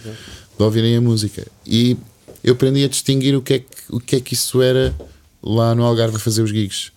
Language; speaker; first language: Portuguese; early bilingual, other home language; English